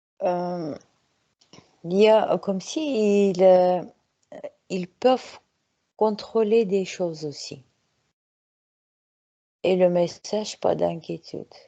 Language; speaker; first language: French; non-native, fluent; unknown